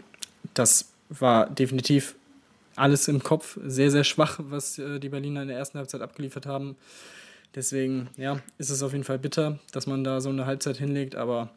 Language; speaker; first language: German; native; German